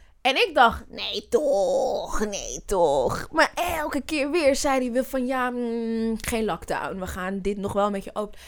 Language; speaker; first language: Dutch; native; Dutch